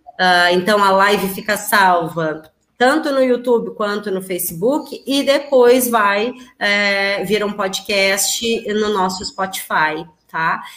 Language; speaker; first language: Portuguese; native; Portuguese